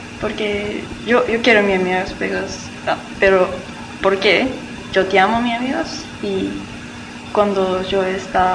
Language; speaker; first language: Spanish; non-native, learner; English